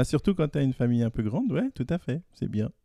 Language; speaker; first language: French; native; French